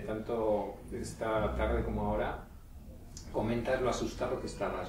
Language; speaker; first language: Spanish; native; Spanish